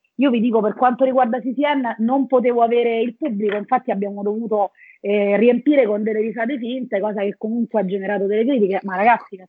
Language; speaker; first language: Italian; native; Italian